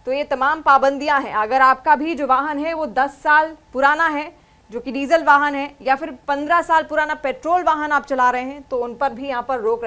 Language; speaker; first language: Hindi; native; Hindi